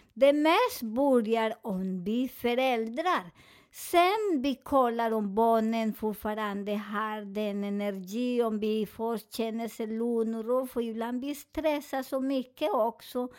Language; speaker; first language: Swedish; non-native, fluent; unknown